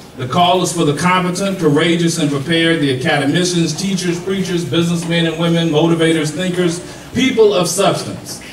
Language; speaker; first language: English; native; English